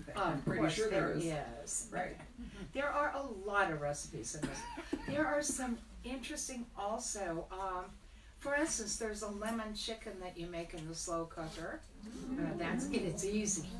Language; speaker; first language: English; native; English